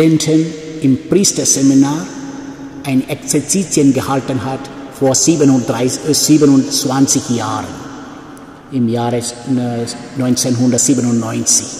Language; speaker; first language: German; non-native, fluent; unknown